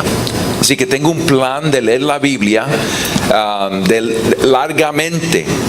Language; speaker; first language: Spanish; non-native, fluent; English